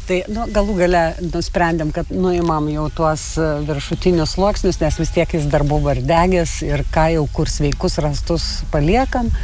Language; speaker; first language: Lithuanian; native; Lithuanian